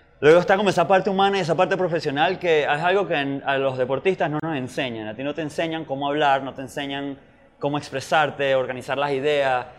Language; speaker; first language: Spanish; native; Spanish